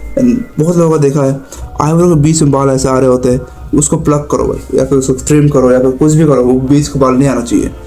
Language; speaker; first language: Hindi; non-native, local second language; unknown